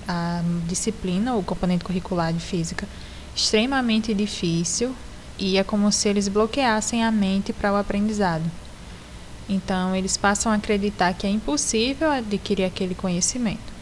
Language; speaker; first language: Portuguese; native; Portuguese